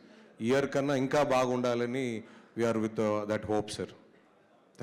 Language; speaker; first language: Telugu; native; Telugu